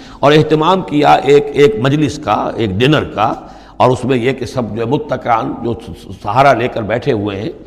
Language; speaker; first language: Urdu; non-native, local second language; Punjabi